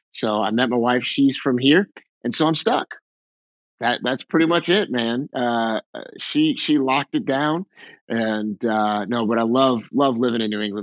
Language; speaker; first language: English; native; English